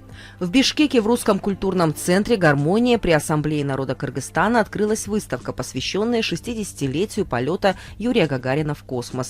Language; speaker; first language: Russian; native; Russian